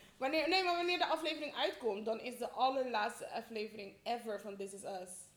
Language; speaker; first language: Dutch; early bilingual, heritage; Dutch